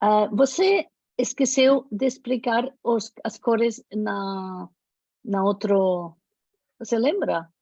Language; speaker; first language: Portuguese; non-native, learner; Spanish